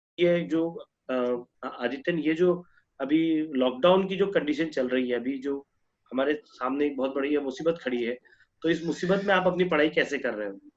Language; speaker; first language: Hindi; non-native, local second language; Marathi